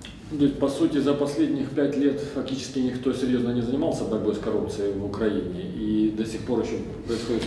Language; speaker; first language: Russian; native; Russian